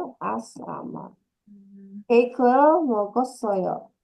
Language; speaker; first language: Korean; non-native, fluent; Indonesian